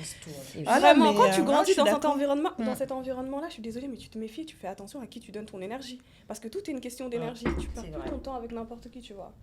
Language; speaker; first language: French; native; French